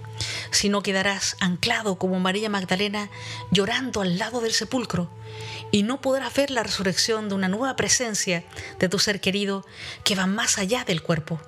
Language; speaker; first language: Spanish; native; Spanish